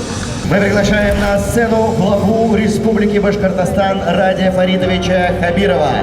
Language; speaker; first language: Russian; native; Russian